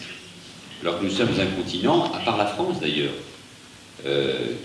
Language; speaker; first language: French; native; French